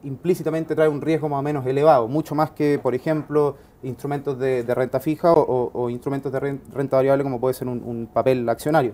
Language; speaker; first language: Spanish; native; Spanish